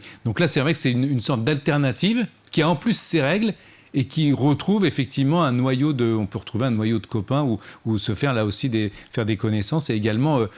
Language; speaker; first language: French; native; French